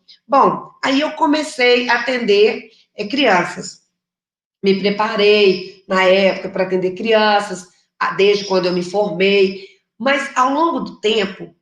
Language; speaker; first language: Portuguese; native; Portuguese